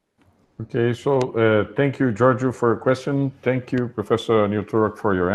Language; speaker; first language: English; non-native, fluent; Portuguese